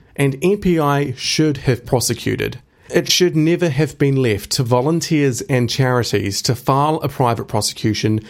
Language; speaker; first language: English; native; English